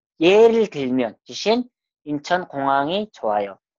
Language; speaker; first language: Korean; non-native, fluent; Mongolian